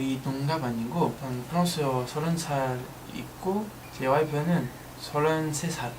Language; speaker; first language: Korean; non-native, learner; French